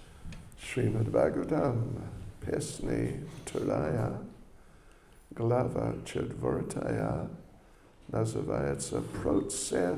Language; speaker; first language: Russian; non-native, learner; English